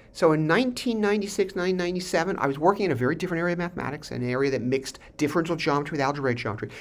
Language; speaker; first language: English; native; English